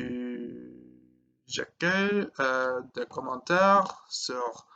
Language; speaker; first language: French; non-native, learner; English